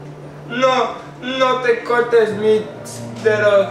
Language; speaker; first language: Spanish; non-native, learner; English